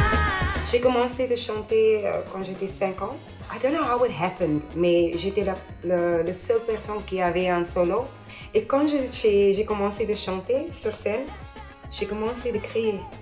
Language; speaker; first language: French; non-native, learner; English